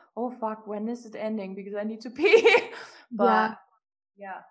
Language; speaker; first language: English; non-native, fluent; German